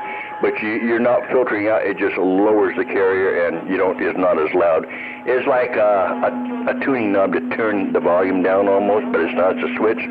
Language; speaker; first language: English; native; English